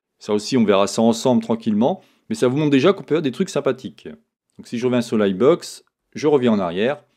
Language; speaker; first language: French; native; French